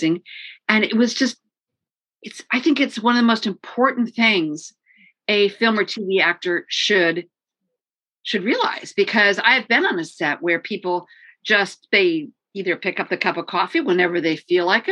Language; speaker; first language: English; native; English